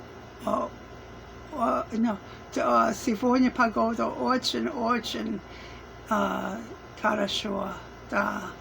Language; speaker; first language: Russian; non-native, learner; English